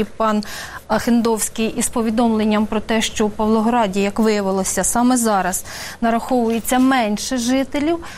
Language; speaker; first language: Ukrainian; native; Ukrainian